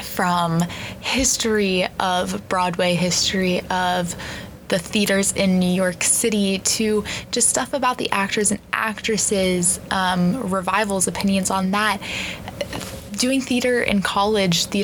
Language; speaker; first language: English; native; English